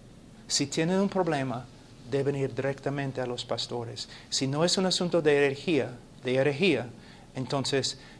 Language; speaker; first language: Spanish; non-native, fluent; English